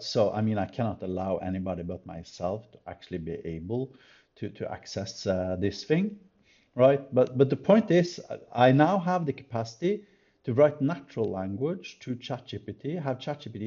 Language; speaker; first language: English; non-native, fluent; Norwegian